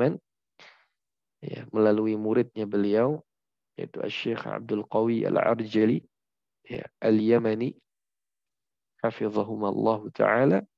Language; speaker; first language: Indonesian; native; Indonesian